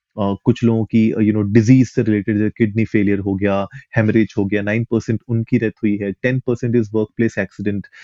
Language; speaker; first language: Hindi; native; Hindi